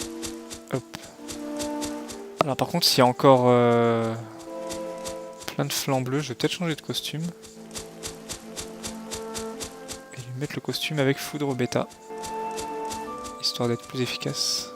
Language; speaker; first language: French; native; French